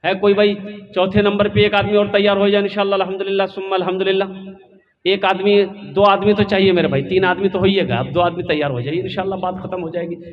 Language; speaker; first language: Hindi; non-native, local second language; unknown